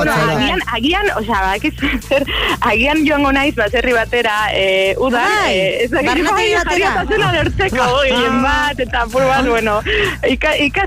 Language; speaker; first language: Basque; non-native, learner; Spanish